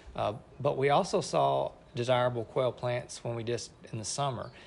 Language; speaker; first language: English; native; English